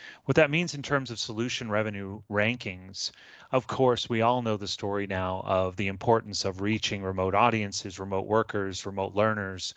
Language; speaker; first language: English; native; English